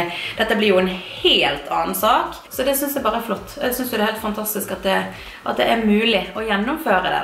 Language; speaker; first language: Norwegian; native; Norwegian